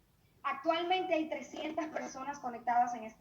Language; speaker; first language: Spanish; native; Spanish